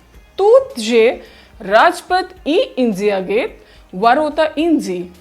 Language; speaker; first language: Russian; non-native, fluent; Hindi